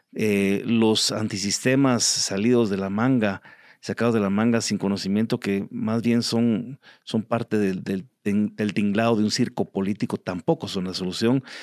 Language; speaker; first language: Spanish; native; Spanish